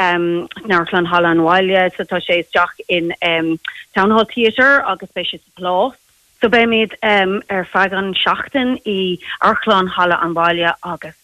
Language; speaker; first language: Irish; non-native, local second language; English